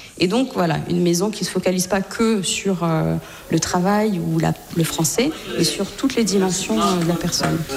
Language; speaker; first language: French; native; French